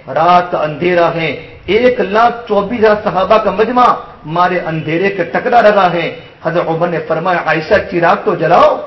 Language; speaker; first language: Urdu; non-native, local second language; Gujarati